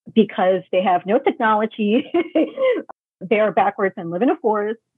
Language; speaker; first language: English; native; English